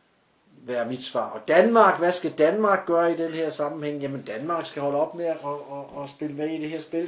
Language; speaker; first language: Danish; native; Danish